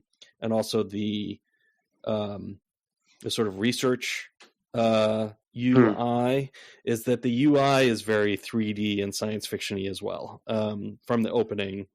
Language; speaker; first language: English; native; English